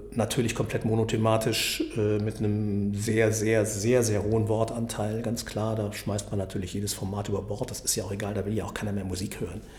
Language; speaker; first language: German; native; German